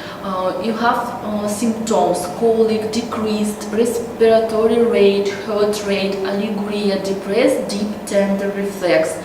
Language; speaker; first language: English; non-native, learner; Russian